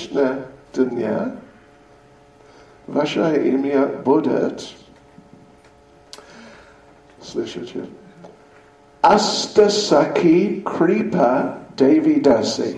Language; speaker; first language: Russian; non-native, learner; English